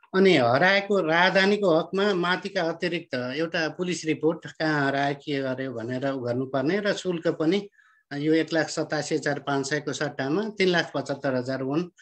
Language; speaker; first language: Nepali; native; Nepali